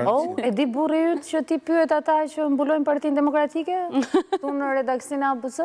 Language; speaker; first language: Albanian; native; Albanian